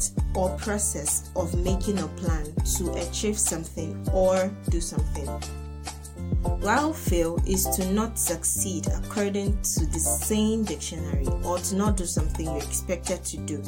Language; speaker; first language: English; non-native, local second language; Yoruba